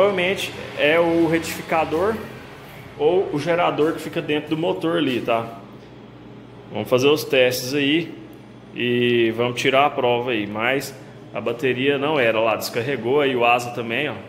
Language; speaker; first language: Portuguese; native; Portuguese